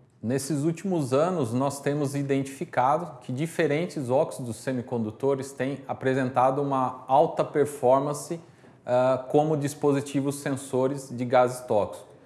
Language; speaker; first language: Portuguese; native; Portuguese